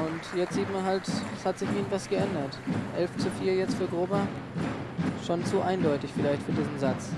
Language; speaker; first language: German; native; German